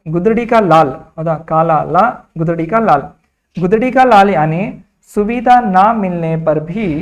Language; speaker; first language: Hindi; non-native, local second language; Kannada